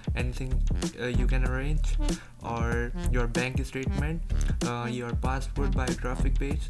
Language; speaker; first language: English; non-native, local second language; Urdu